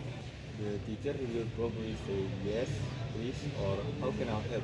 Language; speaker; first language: English; non-native, learner; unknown